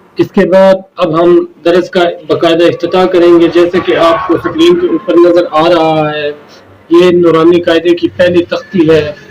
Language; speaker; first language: Urdu; native; Urdu